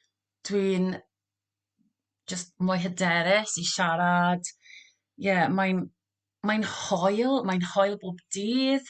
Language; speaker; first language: Welsh; non-native, local second language; English